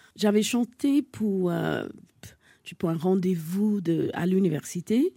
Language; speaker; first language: French; non-native, fluent; English